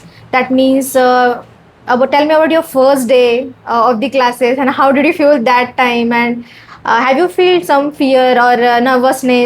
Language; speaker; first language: English; non-native, learner; Marathi